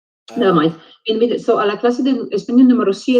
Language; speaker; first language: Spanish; non-native, fluent; English